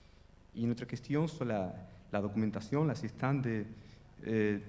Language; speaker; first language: French; non-native, fluent; Spanish